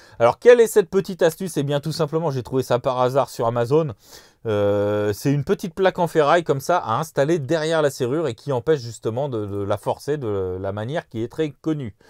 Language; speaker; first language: French; native; French